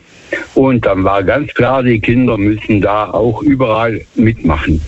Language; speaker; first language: German; native; German